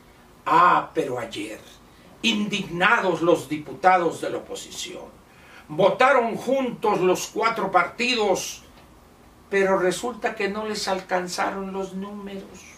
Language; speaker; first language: Spanish; native; Spanish